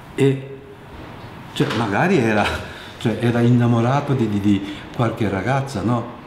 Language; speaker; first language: Italian; non-native, fluent; Japanese